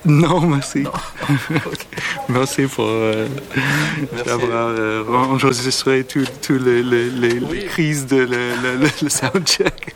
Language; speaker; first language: French; non-native, learner; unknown